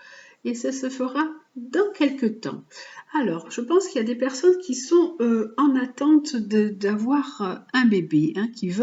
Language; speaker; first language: French; native; French